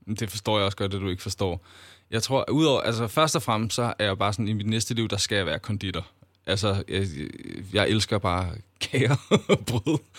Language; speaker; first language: Danish; native; Danish